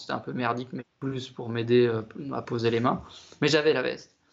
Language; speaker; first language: French; native; French